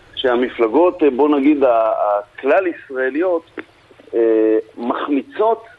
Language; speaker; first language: Hebrew; native; Hebrew